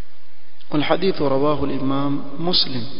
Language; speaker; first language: Arabic; non-native, fluent; Swahili